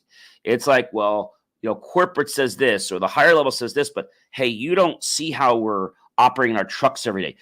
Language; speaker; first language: English; native; English